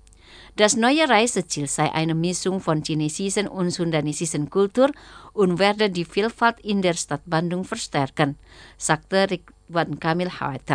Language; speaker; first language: German; non-native, fluent; Indonesian